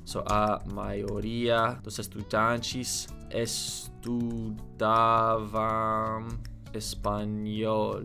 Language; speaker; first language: Portuguese; non-native, learner; English